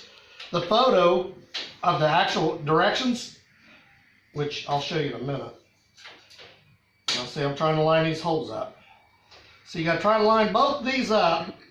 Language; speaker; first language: English; native; English